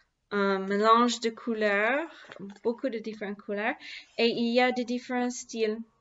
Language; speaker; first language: French; non-native, learner; English